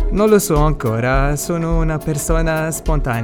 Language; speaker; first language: Italian; non-native, learner; Arabic